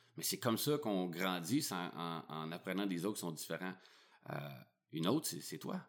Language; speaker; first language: French; native; French